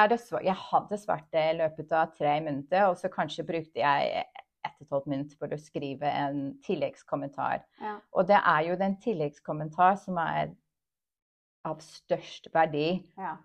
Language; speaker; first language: Norwegian; non-native, fluent; English